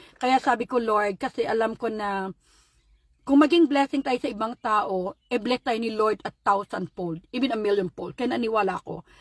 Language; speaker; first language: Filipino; non-native, local second language; Hiligaynon